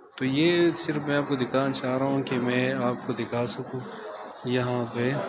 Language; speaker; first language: Urdu; non-native, local second language; Pashto